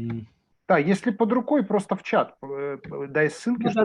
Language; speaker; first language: Russian; native; Russian